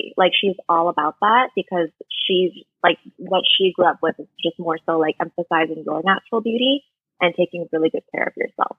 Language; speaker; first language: English; native; English